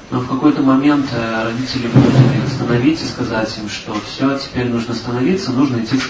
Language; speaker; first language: Russian; native; Russian